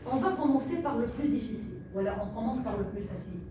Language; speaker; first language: French; non-native, local second language; Arabic